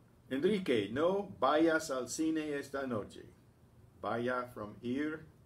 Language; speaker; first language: Spanish; non-native, fluent; English